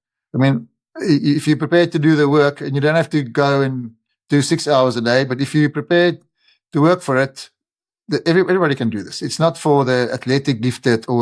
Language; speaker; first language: English; non-native, local second language; Afrikaans